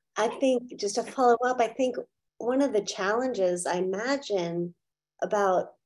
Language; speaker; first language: English; native; English